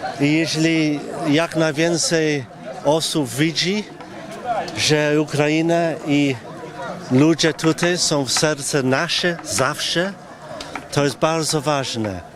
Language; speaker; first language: Polish; early bilingual, heritage; English